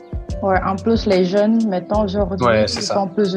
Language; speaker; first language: French; non-native, fluent; Indonesian